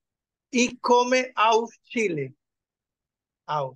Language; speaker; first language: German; non-native, learner; Spanish